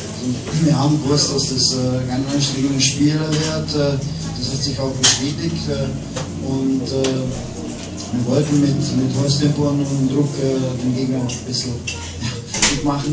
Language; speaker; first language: German; non-native, fluent; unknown